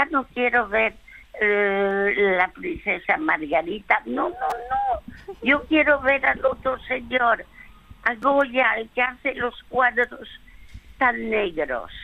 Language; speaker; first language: Spanish; early bilingual, other home language; French